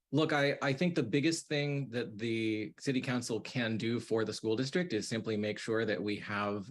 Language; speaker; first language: English; native; English